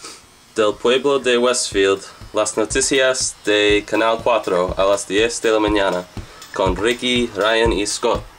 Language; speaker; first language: Spanish; non-native, learner; English